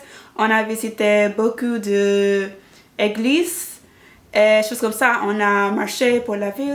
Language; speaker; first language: French; non-native, learner; English